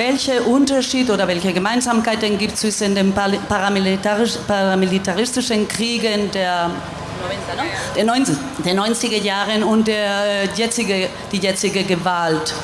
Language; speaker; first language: German; non-native, fluent; Spanish